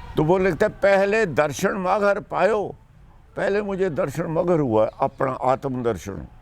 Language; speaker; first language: Hindi; non-native, local second language; Punjabi